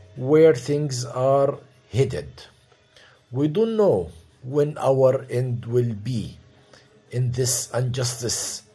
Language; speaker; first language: English; non-native, fluent; Arabic